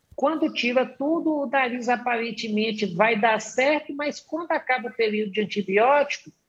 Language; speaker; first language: Portuguese; native; Portuguese